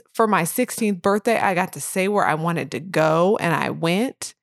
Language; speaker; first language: English; native; English